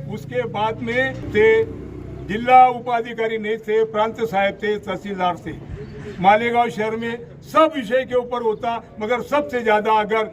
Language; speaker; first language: Hindi; non-native, local second language; Urdu